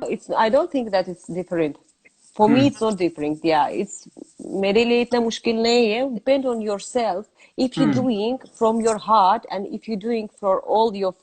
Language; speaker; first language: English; non-native, learner; Azerbaijani